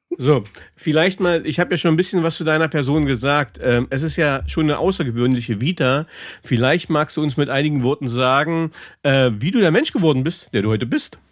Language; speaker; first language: German; native; German